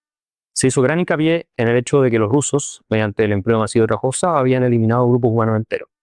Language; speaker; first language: Spanish; native; Spanish